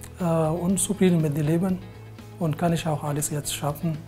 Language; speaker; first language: German; non-native, learner; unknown